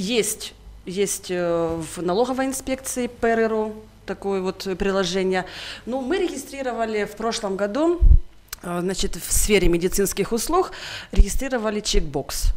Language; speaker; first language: Russian; native; Russian